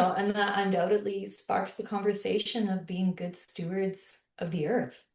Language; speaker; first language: English; native; English